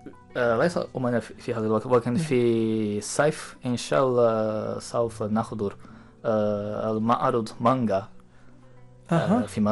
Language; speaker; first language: Arabic; non-native, learner; Japanese